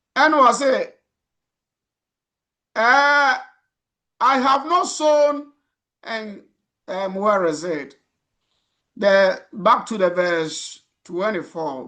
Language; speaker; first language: English; non-native, local second language; Akan